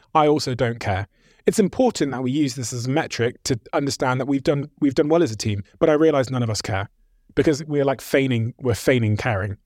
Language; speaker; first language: English; native; English